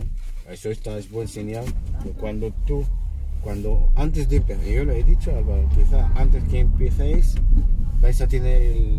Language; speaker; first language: Spanish; non-native, fluent; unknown